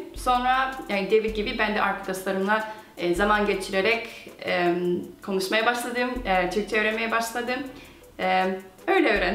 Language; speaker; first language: Turkish; non-native, fluent; Korean